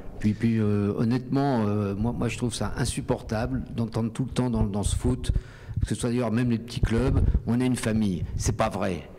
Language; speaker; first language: French; native; French